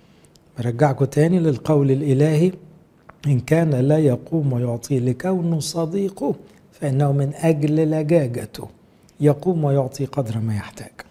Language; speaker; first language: Arabic; native; Arabic